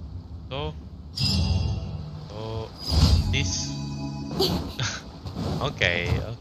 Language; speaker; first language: English; non-native, learner; Indonesian